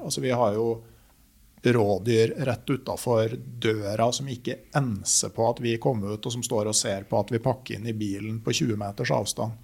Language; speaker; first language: Norwegian; native; Norwegian